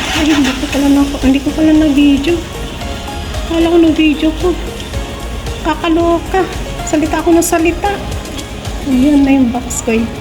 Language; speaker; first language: Filipino; native; Filipino